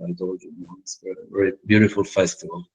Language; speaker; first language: English; non-native, learner; Italian